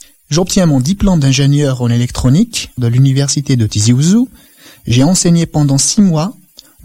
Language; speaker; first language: French; non-native, local second language; Kabyle